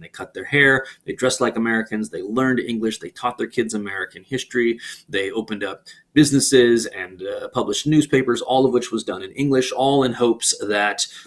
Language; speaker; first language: English; native; English